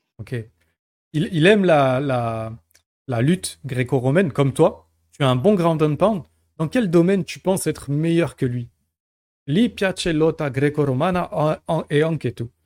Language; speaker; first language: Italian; non-native, learner; French